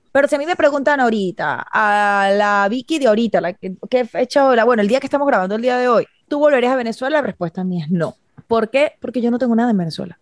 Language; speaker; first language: Spanish; native; Spanish